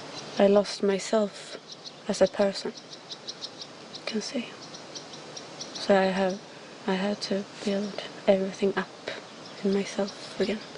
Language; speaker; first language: English; non-native, learner; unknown